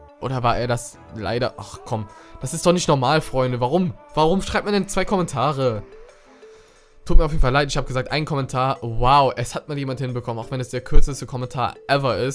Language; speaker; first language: German; native; German